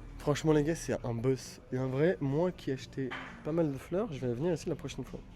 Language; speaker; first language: French; native; French